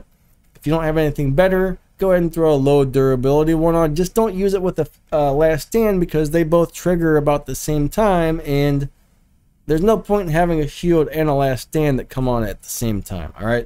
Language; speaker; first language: English; native; English